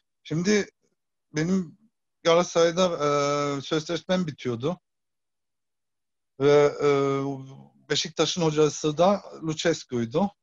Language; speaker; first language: Turkish; early bilingual, heritage; Turkish